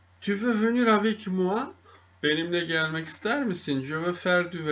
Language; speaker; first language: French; non-native, fluent; Turkish